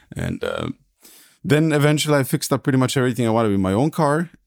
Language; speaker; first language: English; non-native, fluent; Serbian